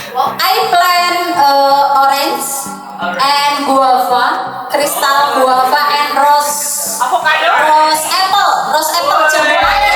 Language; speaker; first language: English; non-native, learner; Indonesian